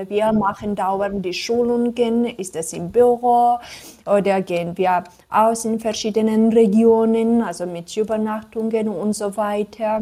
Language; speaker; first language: German; non-native, fluent; Georgian